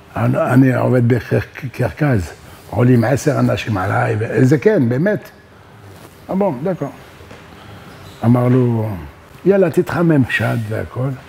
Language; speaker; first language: Hebrew; non-native, learner; French